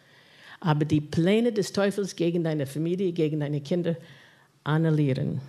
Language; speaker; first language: German; non-native, fluent; English